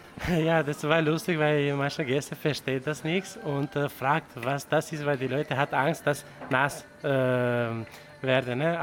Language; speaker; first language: German; non-native, learner; Italian